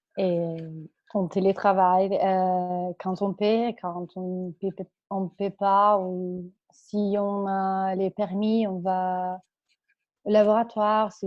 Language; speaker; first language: French; non-native, fluent; Spanish